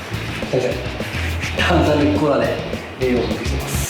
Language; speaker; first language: Japanese; native; Japanese